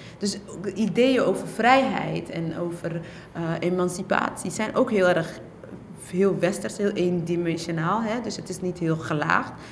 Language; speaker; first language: Dutch; early bilingual, other home language; Somali